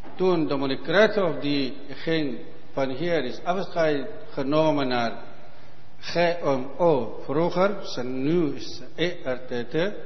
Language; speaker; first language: Dutch; non-native, learner; Arabic